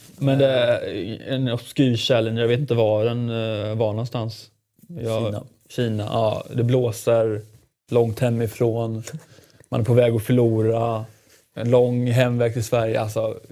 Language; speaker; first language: Swedish; native; Swedish